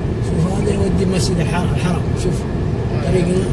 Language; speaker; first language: Arabic; non-native, fluent; Indonesian